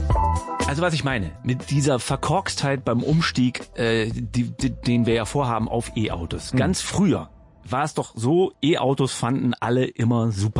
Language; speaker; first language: German; native; German